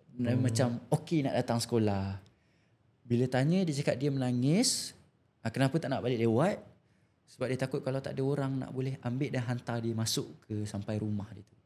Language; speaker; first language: Malay; native; Malay